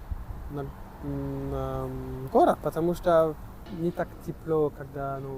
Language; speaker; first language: Russian; non-native, learner; French